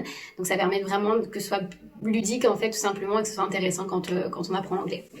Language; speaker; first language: French; native; French